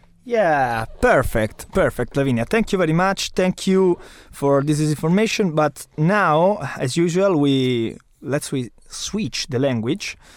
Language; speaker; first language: English; non-native, fluent; Italian